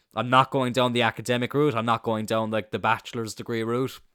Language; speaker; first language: English; native; English